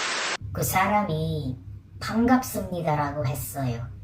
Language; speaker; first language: Korean; non-native, fluent; Filipino